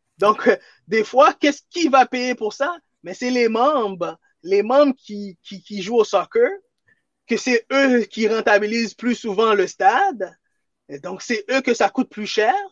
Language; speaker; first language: French; early bilingual, other home language; Haitian Creole